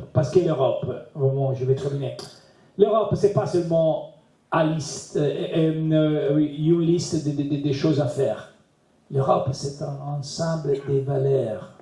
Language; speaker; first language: French; non-native, learner; Italian